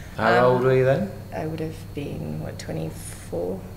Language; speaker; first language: English; native; English